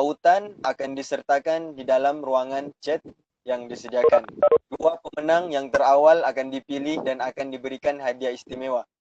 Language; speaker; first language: Malay; native; Malay